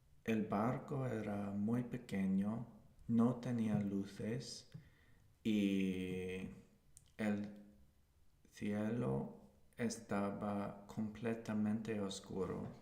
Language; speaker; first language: Spanish; non-native, learner; English